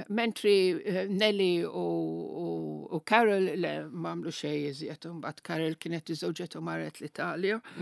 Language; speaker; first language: Maltese; non-native, local second language; Italian